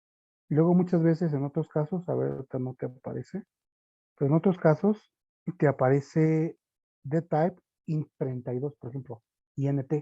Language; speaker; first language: Spanish; native; Spanish